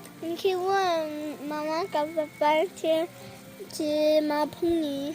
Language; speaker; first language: Thai; early bilingual, heritage; Thai